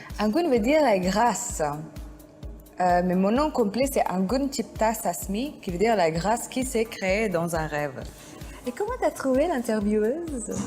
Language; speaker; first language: French; non-native, fluent; Indonesian